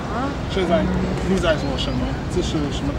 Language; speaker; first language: Chinese; non-native, learner; English